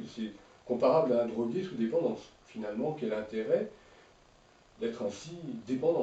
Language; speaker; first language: French; native; French